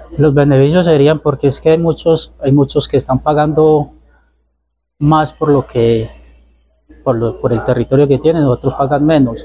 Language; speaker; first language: Spanish; native; Spanish